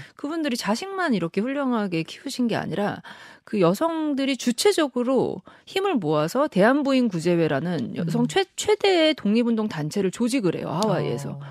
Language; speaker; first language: Korean; native; Korean